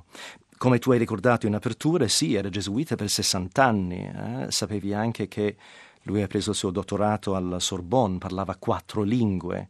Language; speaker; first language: Italian; non-native, fluent; English